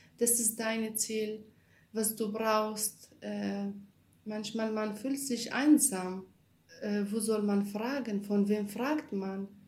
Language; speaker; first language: German; non-native, learner; Kurdish